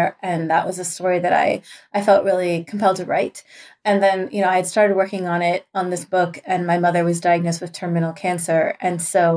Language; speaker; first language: English; native; English